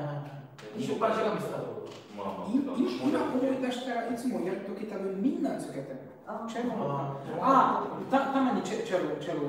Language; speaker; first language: Japanese; non-native, learner; Hungarian